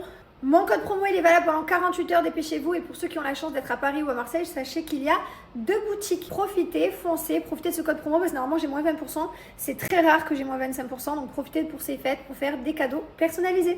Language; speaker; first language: French; native; French